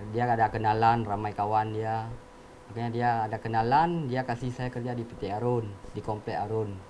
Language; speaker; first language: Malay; non-native, local second language; Achinese